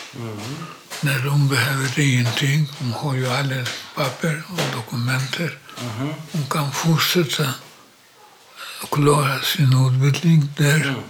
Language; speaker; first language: Swedish; non-native, learner; Polish